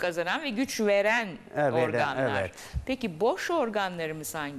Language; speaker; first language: Turkish; native; Turkish